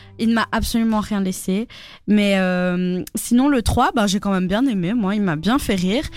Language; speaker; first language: French; native; French